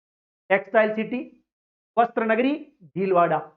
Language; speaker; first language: Hindi; native; Hindi